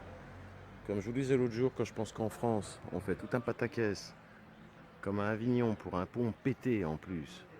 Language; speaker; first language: French; native; French